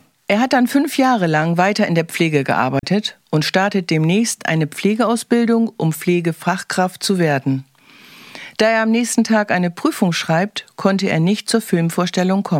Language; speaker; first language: German; native; German